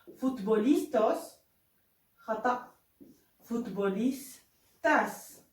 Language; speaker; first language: Spanish; non-native, fluent; Arabic